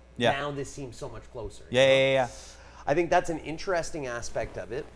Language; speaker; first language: English; native; English